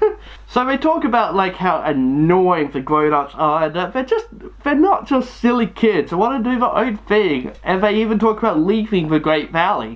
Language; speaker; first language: English; native; English